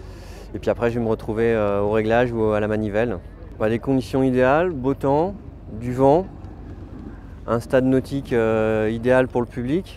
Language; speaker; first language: French; native; French